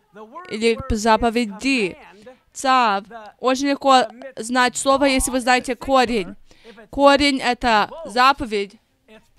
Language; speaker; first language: Russian; non-native, fluent; English